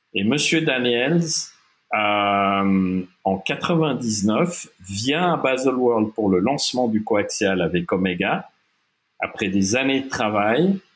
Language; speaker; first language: French; non-native, local second language; German